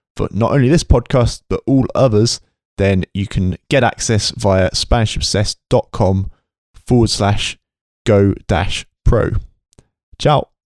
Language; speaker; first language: English; native; English